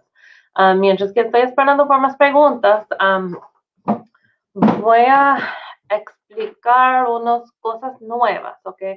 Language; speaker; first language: Spanish; non-native, fluent; English